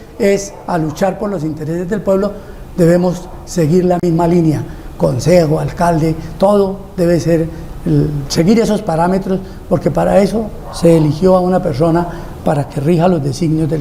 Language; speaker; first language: Spanish; native; Spanish